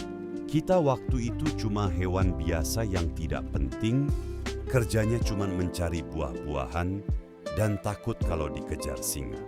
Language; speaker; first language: Indonesian; native; Indonesian